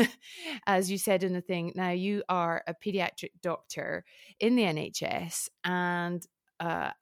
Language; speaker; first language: English; native; English